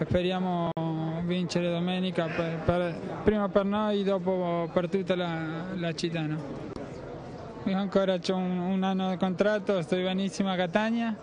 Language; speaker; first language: Italian; non-native, fluent; Spanish